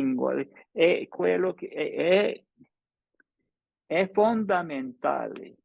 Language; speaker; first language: Italian; non-native, fluent; English